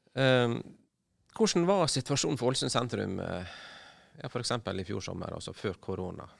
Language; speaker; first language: Norwegian; native; Norwegian